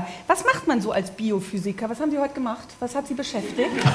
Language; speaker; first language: German; native; German